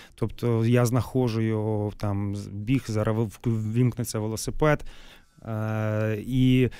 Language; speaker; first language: Ukrainian; native; Ukrainian